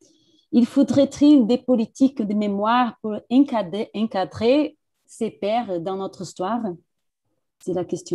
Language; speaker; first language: French; non-native, fluent; Portuguese